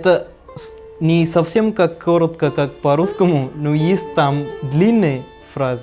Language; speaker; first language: Russian; non-native, learner; Hindi